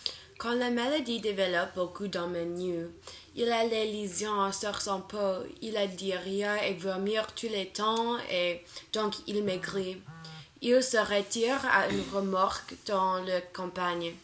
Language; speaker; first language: French; non-native, learner; English